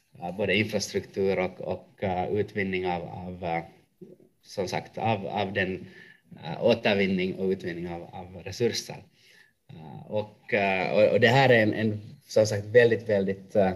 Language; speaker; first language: Swedish; non-native, local second language; Finnish